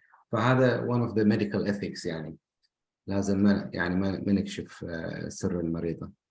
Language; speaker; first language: Arabic; native; Arabic